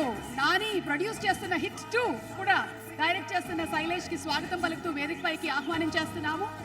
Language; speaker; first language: Telugu; native; Telugu